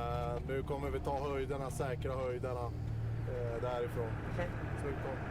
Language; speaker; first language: Swedish; native; Swedish